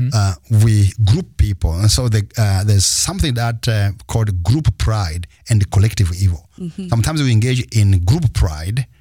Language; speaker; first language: English; non-native, local second language; Kinyarwanda